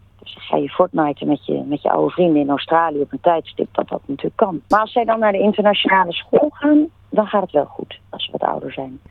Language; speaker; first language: Dutch; native; Dutch